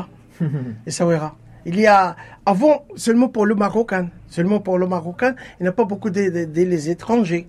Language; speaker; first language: French; non-native, learner; Arabic